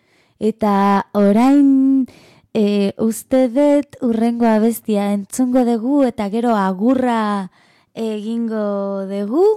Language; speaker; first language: Basque; non-native, learner; Spanish